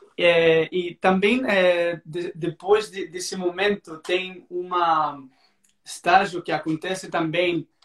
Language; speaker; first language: Portuguese; non-native, learner; Spanish